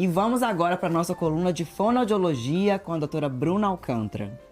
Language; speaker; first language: Portuguese; native; Portuguese